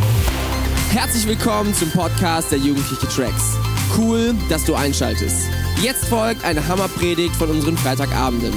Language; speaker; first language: German; native; German